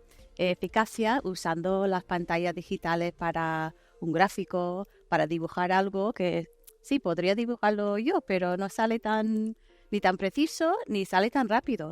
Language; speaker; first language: Spanish; non-native, fluent; English